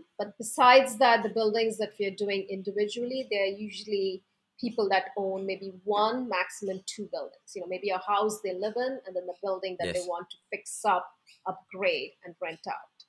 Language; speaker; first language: English; non-native, local second language; Hindi